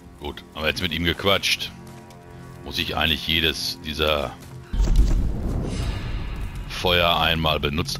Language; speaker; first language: German; native; German